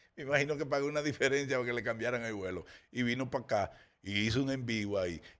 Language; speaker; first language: Spanish; early bilingual, heritage; Spanish